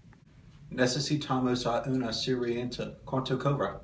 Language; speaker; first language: Spanish; non-native, learner; English